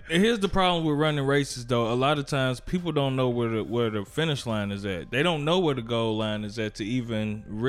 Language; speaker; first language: English; native; English